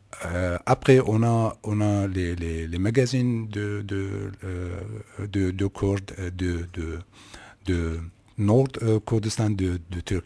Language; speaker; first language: French; non-native, learner; Kurdish